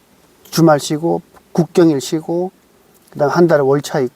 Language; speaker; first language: Korean; native; Korean